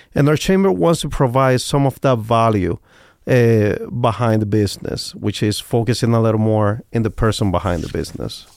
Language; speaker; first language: English; non-native, fluent; Spanish